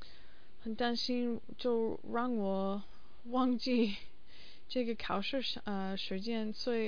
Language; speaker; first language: Chinese; non-native, learner; English